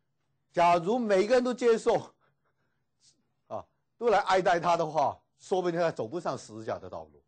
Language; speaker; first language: Chinese; native; Chinese